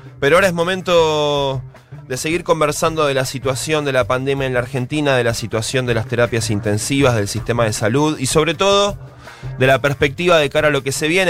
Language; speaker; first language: Spanish; native; Spanish